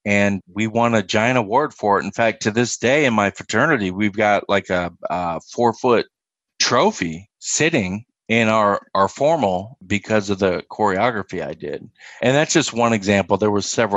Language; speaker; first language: English; native; English